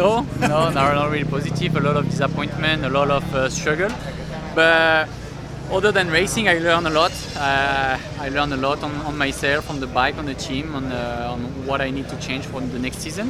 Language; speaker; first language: English; non-native, fluent; French